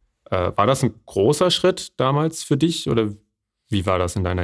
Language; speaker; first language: German; native; German